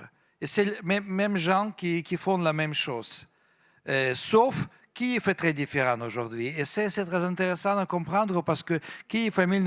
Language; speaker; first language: French; non-native, fluent; Russian